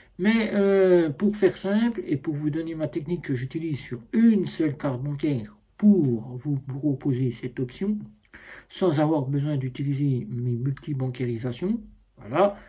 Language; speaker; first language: French; native; French